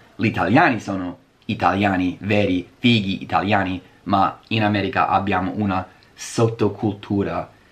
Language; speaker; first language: Italian; non-native, fluent; English